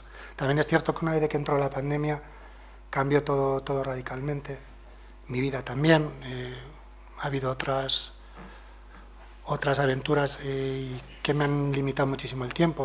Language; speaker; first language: Spanish; non-native, local second language; Basque